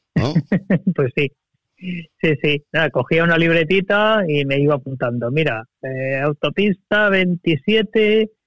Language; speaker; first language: Spanish; native; Spanish